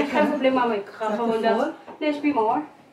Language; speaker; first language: Dutch; non-native, learner; Waray